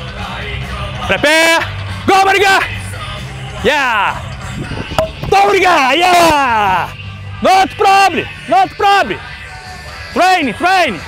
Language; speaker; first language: English; non-native, learner; Portuguese